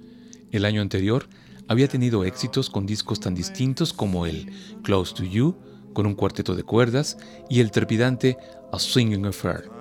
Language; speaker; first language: Spanish; native; Spanish